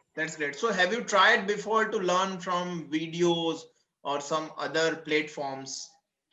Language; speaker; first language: English; non-native, local second language; Gujarati